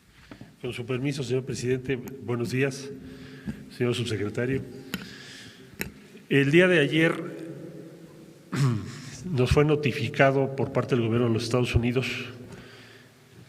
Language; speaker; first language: Spanish; native; Spanish